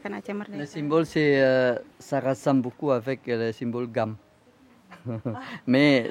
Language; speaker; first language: French; non-native, learner; Indonesian